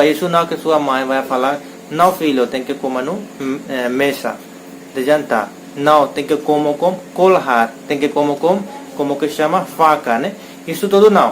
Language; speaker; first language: Portuguese; non-native, learner; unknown